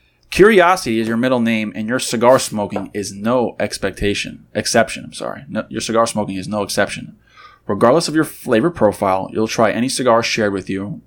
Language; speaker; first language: English; native; English